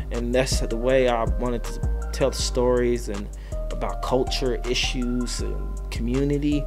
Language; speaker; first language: English; native; English